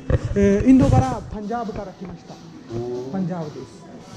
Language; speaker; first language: Japanese; non-native, learner; Punjabi